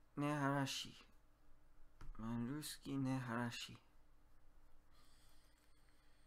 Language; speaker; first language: Russian; non-native, learner; English